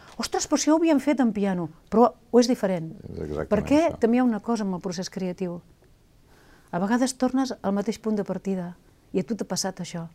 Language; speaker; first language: Catalan; native; Catalan